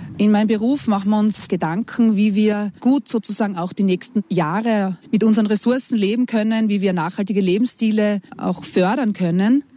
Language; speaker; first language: German; native; German